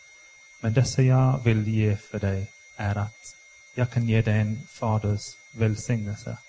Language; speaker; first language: Swedish; non-native, fluent; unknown